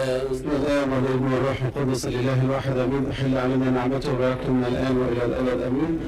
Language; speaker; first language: Arabic; native; Arabic